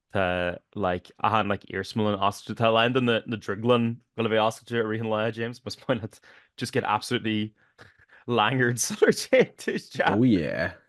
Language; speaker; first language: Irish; native; Irish